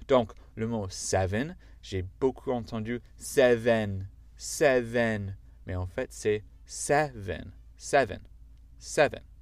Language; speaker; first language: French; non-native, fluent; English